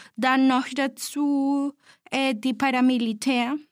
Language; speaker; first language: German; non-native, fluent; Spanish